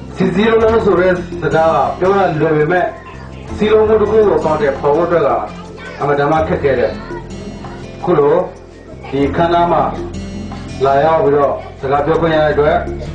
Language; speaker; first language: Burmese; non-native, local second language; Tedim Chin